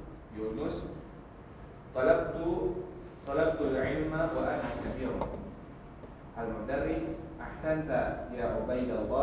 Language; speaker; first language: Arabic; non-native, learner; Indonesian